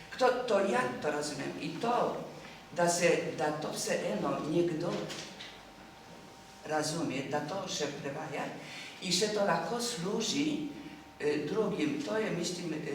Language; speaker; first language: Slovenian; non-native, learner; Polish